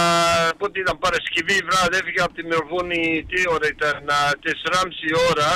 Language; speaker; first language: Greek; early bilingual, heritage; Greek